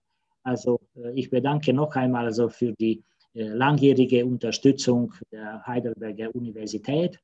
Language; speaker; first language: German; non-native, fluent; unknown